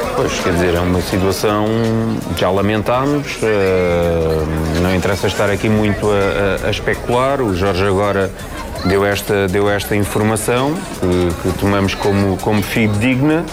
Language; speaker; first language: Portuguese; native; Portuguese